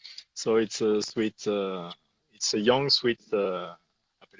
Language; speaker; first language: English; non-native, learner; French